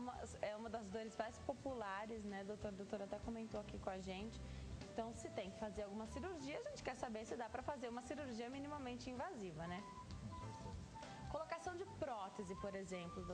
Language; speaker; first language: Portuguese; native; Portuguese